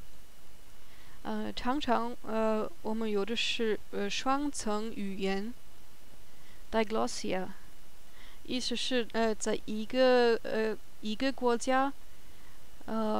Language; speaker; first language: Chinese; non-native, learner; German